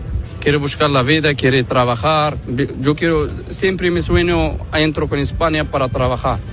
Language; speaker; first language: Spanish; non-native, learner; Arabic